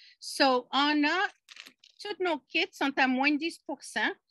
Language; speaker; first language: French; non-native, fluent; English